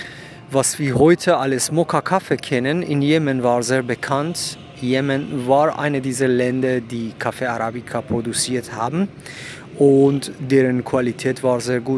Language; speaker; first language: German; non-native, fluent; Persian